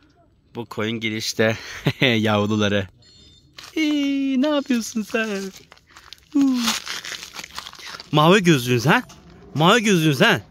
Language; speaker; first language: Turkish; non-native, learner; Chinese